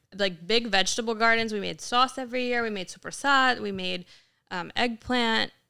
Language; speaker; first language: English; native; English